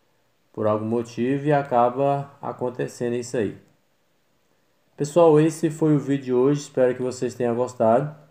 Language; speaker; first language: Portuguese; native; Portuguese